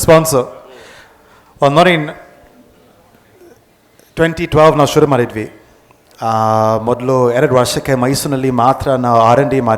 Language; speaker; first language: Kannada; non-native, fluent; English